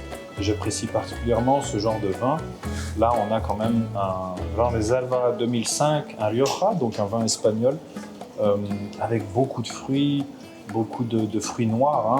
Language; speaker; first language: French; native; French